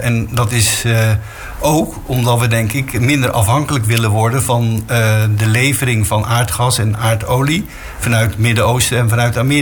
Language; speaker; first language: Dutch; native; Dutch